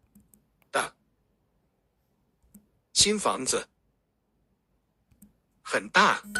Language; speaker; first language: Chinese; non-native, learner; Korean